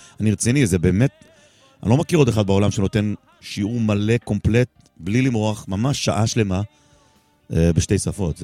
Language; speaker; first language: Hebrew; native; Hebrew